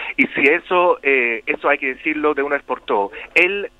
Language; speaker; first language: Spanish; non-native, local second language; German